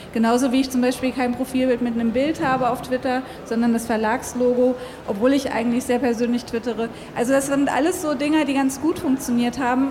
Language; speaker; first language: German; native; German